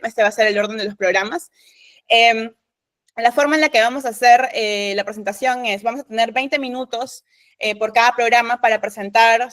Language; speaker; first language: Spanish; native; Spanish